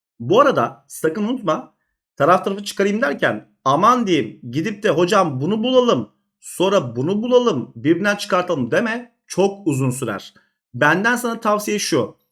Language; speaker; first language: Turkish; native; Turkish